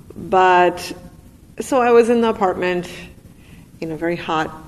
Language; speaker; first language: English; non-native, fluent; Russian